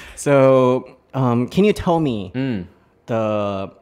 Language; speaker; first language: English; non-native, fluent; Japanese